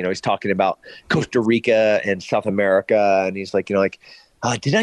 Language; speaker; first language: English; native; English